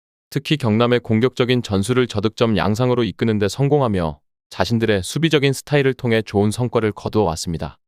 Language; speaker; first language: Korean; native; Korean